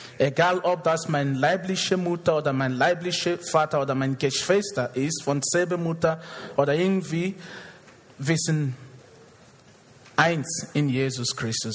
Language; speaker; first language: German; non-native, fluent; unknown